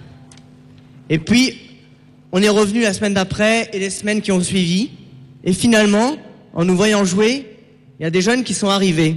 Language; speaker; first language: French; native; French